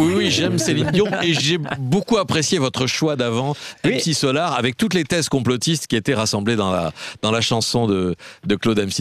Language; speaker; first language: French; native; French